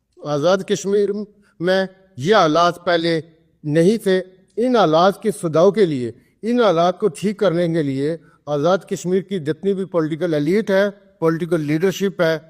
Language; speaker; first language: Urdu; non-native, local second language; Pahari-Potwari